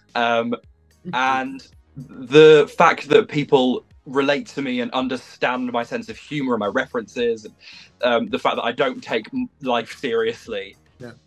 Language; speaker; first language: English; native; English